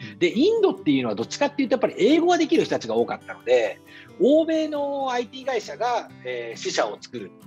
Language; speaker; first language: Japanese; native; Japanese